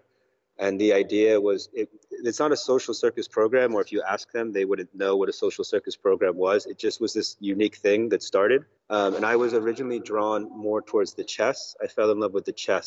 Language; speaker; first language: English; native; English